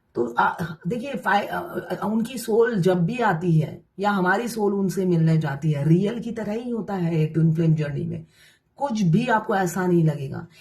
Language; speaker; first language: Hindi; non-native, local second language; Bangla